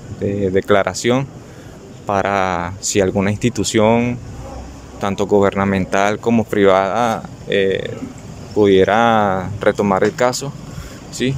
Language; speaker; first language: Spanish; native; Spanish